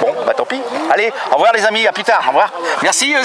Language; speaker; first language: French; native; French